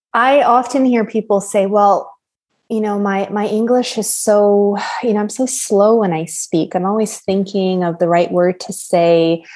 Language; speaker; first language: English; native; English